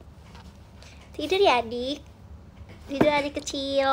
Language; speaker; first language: Indonesian; native; Indonesian